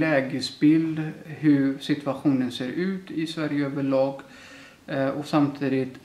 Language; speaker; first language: Swedish; early bilingual, other home language; Somali